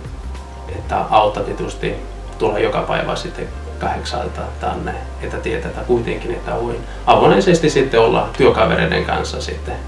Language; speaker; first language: Finnish; non-native, fluent; Italian